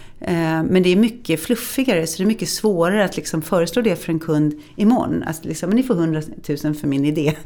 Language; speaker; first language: Swedish; native; Swedish